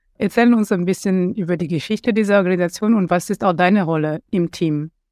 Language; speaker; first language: German; non-native, fluent; French